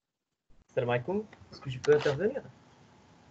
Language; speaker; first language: French; non-native, local second language; Arabic